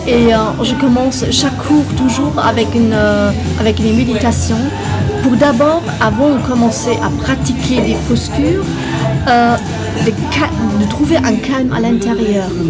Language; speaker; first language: French; non-native, fluent; German